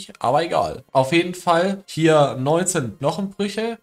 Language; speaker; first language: German; native; German